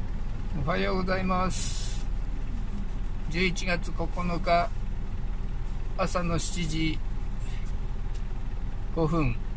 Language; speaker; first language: Japanese; native; Japanese